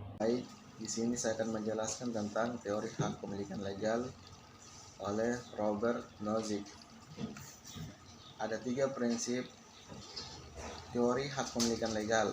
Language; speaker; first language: Indonesian; native; Indonesian